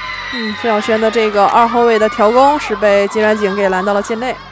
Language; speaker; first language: Chinese; native; Chinese